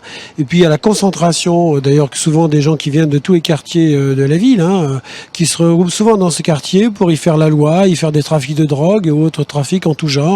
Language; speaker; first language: French; native; French